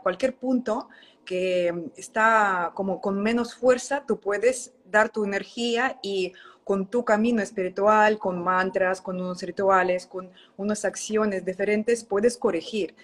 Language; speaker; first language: Spanish; non-native, fluent; Russian